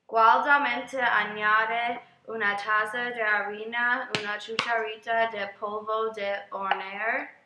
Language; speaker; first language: Spanish; non-native, learner; English